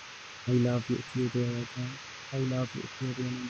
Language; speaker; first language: English; non-native, learner; Arabic